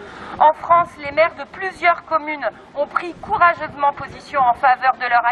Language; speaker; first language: French; native; French